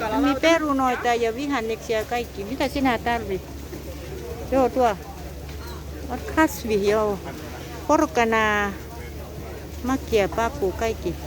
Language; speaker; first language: Finnish; non-native, learner; Thai